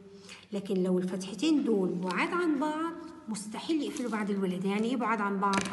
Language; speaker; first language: Arabic; native; Arabic